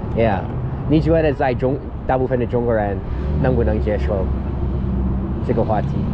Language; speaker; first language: Chinese; non-native, fluent; English